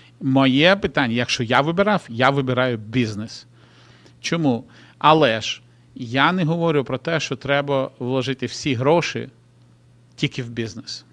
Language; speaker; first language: Ukrainian; non-native, local second language; Russian